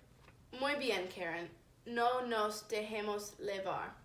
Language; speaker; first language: Spanish; non-native, learner; English